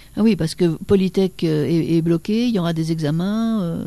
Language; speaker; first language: French; native; French